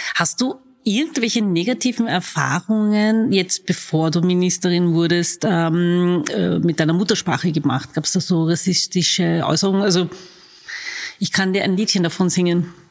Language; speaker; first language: German; native; German